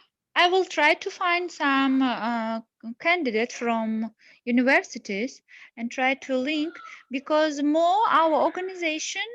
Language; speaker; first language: English; non-native, learner; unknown